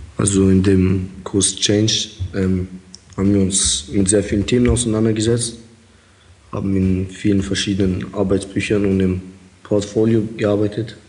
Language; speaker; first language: German; early bilingual, other home language; Russian